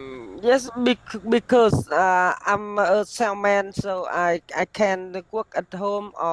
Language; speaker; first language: English; non-native, learner; Vietnamese